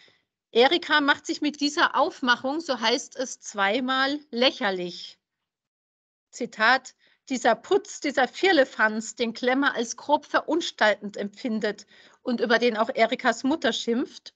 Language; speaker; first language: German; native; German